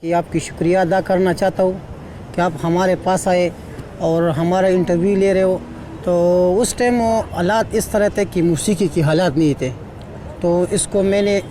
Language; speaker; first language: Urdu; non-native, local second language; Pashto